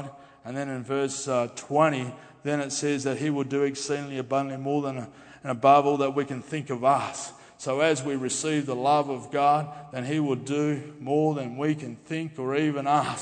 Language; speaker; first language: English; native; English